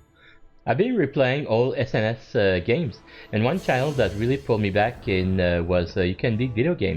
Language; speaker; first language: English; native; English